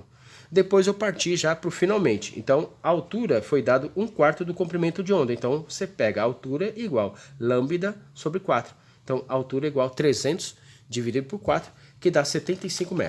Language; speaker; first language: Portuguese; native; Portuguese